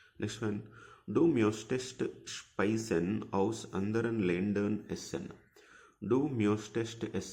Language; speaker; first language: German; non-native, fluent; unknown